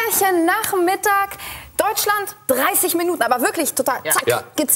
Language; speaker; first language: German; native; German